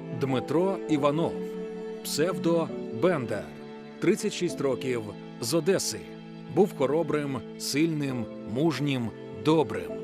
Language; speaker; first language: Ukrainian; native; Ukrainian